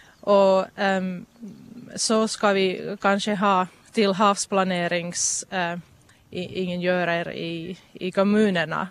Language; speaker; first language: Swedish; non-native, local second language; Finnish